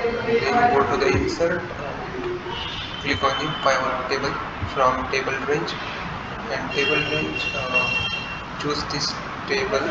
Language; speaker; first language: English; non-native, learner; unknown